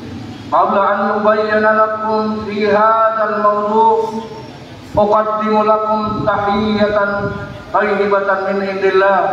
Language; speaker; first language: Arabic; non-native, fluent; Maranao